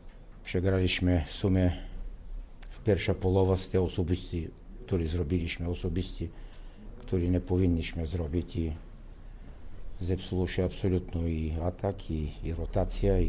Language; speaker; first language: Polish; non-native, learner; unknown